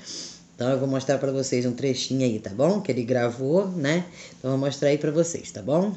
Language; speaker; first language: Portuguese; native; Portuguese